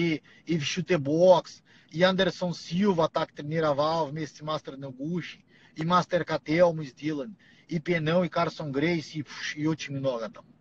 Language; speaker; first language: Russian; non-native, learner; Portuguese